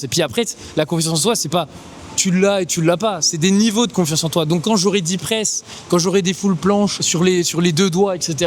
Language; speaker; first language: French; native; French